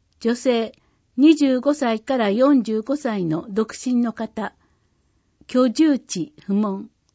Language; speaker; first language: Japanese; native; Japanese